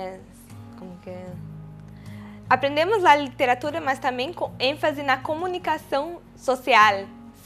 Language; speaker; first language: Spanish; non-native, learner; Portuguese